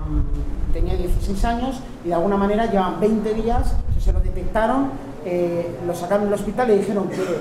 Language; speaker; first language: Spanish; native; Spanish